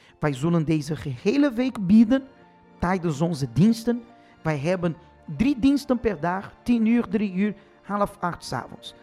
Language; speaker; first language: Dutch; non-native, fluent; Portuguese